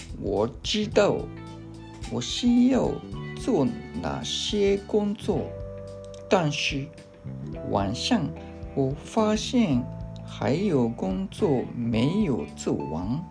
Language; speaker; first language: Chinese; non-native, learner; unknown